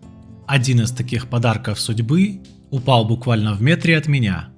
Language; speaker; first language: Russian; native; Russian